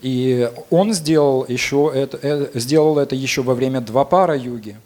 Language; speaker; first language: Russian; native; Russian